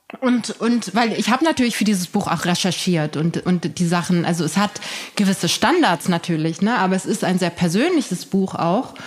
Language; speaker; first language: German; early bilingual, other home language; Persian